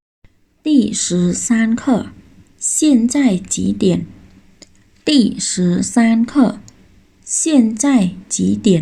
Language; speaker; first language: Chinese; non-native, fluent; Khmer